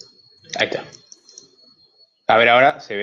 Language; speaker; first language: Spanish; native; Spanish